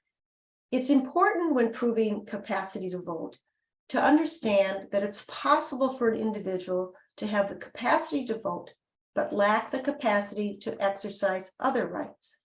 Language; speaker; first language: English; native; English